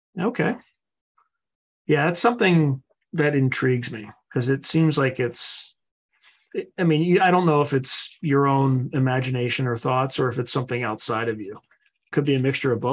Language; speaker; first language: English; native; English